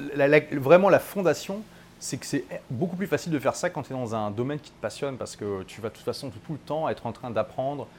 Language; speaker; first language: French; native; French